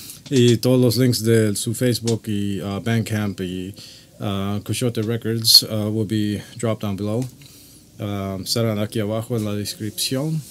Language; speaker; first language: Spanish; non-native, learner; English